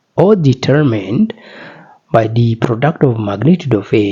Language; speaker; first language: English; non-native, local second language; Amharic